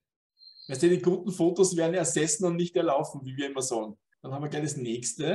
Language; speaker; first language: German; native; German